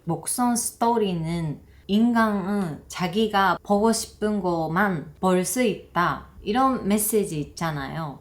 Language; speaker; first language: Korean; non-native, learner; Japanese